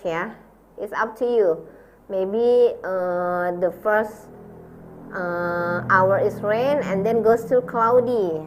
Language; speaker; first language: English; non-native, learner; Indonesian